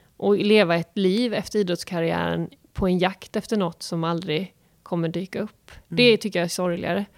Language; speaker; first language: Swedish; native; Swedish